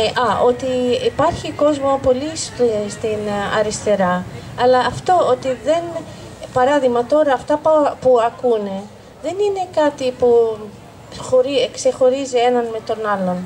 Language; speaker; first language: Greek; non-native, fluent; Arabic